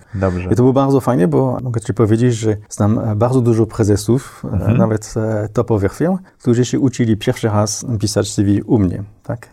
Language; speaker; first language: Polish; non-native, fluent; French